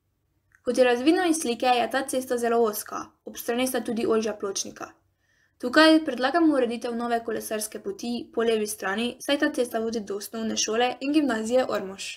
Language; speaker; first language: Slovenian; native; Slovenian